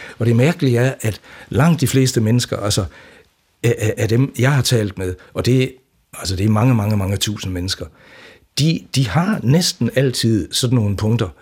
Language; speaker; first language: Danish; native; Danish